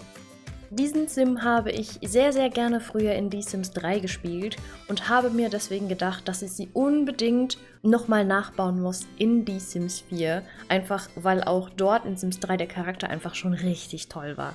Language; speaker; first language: German; native; German